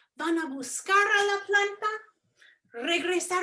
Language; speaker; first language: Spanish; non-native, fluent; English